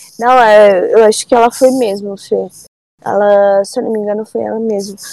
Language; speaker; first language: Portuguese; native; Portuguese